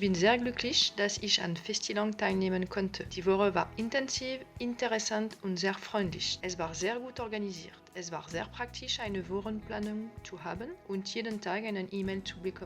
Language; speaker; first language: German; non-native, learner; French